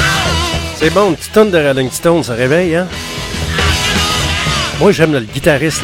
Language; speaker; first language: French; native; French